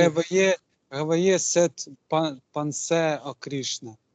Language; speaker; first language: French; non-native, learner; Russian